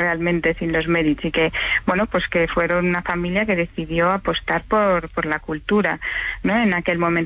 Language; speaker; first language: Spanish; native; Spanish